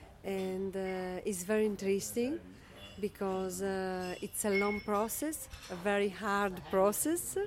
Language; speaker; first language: English; non-native, learner; Italian